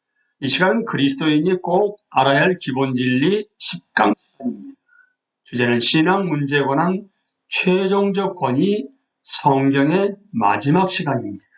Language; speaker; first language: Korean; native; Korean